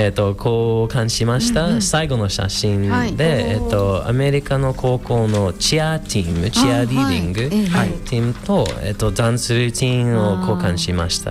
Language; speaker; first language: Japanese; non-native, fluent; English